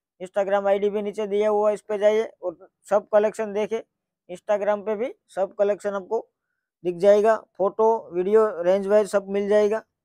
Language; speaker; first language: Hindi; non-native, local second language; Gujarati